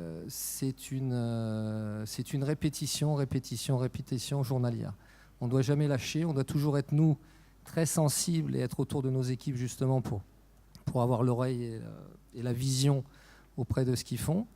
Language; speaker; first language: French; native; French